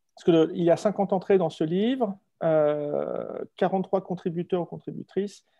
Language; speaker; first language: French; native; French